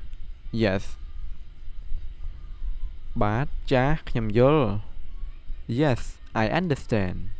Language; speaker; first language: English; non-native, learner; Khmer